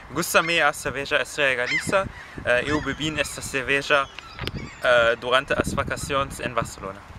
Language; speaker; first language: Portuguese; non-native, learner; German